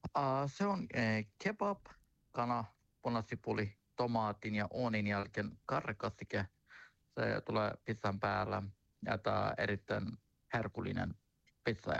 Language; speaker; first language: Finnish; non-native, learner; Turkish